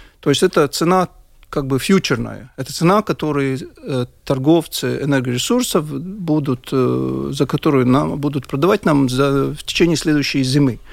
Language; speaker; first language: Russian; non-native, local second language; Latvian